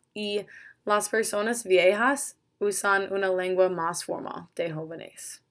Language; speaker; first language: Spanish; non-native, learner; English